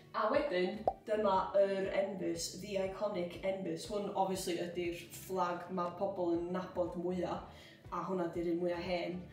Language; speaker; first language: Welsh; native; Welsh